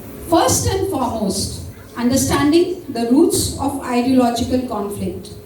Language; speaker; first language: English; non-native, local second language; Marathi